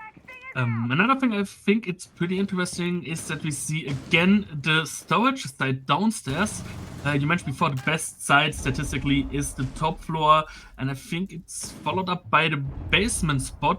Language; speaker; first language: English; non-native, fluent; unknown